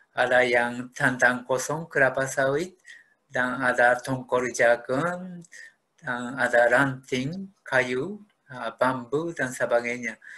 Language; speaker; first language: Indonesian; non-native, fluent; Japanese